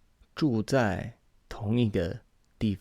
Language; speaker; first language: Chinese; non-native, fluent; English